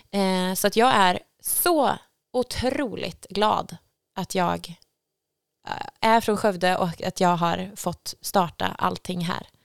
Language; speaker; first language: Swedish; native; Swedish